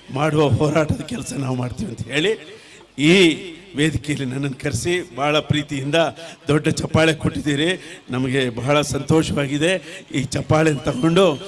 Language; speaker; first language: Kannada; non-native, local second language; Telugu